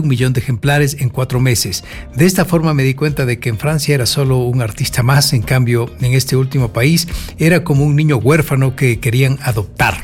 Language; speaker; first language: Spanish; native; Spanish